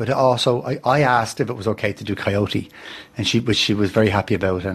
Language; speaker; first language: English; native; English